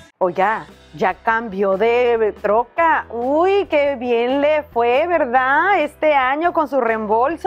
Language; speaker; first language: Spanish; native; Spanish